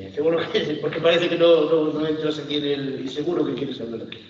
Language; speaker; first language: Spanish; native; Spanish